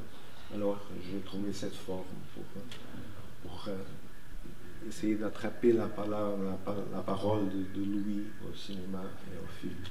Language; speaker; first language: French; non-native, fluent; Portuguese